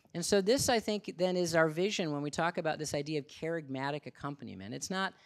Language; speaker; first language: English; native; English